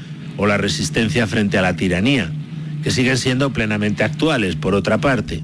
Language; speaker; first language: Spanish; native; Spanish